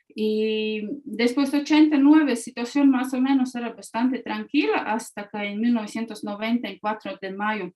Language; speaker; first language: Spanish; non-native, fluent; Latvian